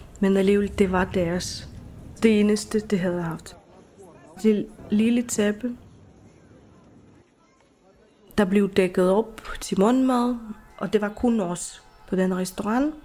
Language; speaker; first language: Danish; non-native, fluent; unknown